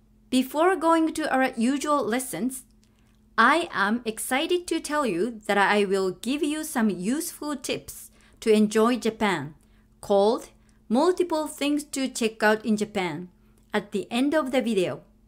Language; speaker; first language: English; non-native, fluent; Japanese